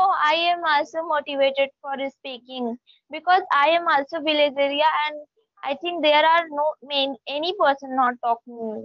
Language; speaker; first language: English; non-native, learner; Hindi